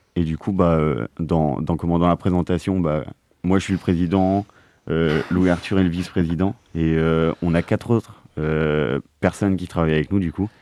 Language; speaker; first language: French; native; French